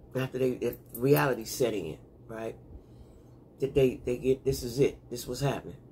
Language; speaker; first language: English; native; English